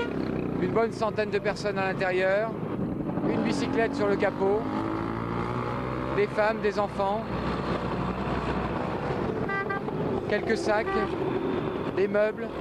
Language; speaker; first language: French; native; French